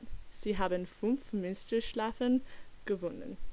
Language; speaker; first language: German; non-native, learner; English